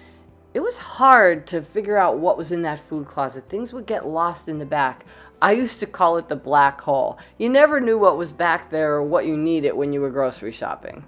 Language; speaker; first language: English; native; English